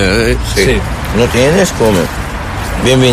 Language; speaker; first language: Spanish; non-native, learner; Arabic